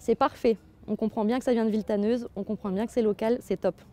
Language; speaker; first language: French; native; French